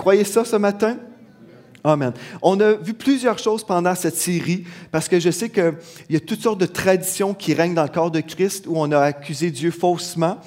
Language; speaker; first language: French; native; French